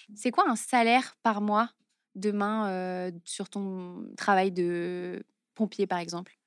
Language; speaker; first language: French; native; French